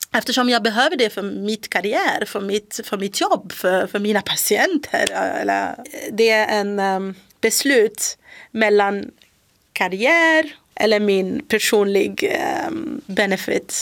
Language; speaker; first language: Swedish; non-native, local second language; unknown